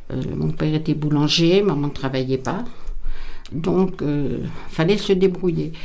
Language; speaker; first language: French; native; French